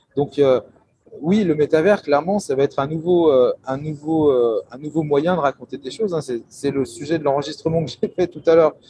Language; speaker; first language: French; native; French